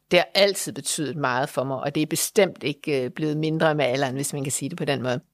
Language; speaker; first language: Danish; native; Danish